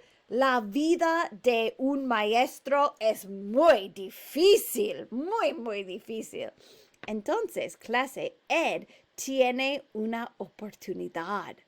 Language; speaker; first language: Spanish; non-native, fluent; English